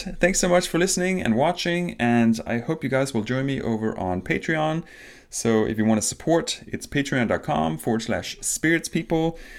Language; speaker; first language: English; non-native, fluent; Danish